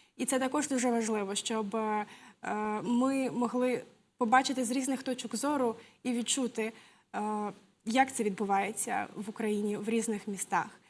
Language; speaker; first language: Ukrainian; native; Ukrainian